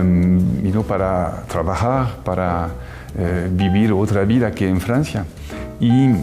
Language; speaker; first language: Spanish; non-native, fluent; French